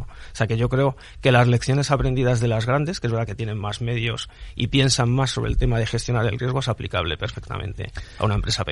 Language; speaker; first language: Spanish; native; Spanish